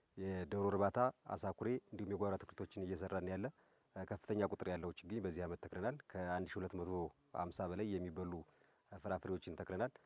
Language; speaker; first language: Amharic; native; Amharic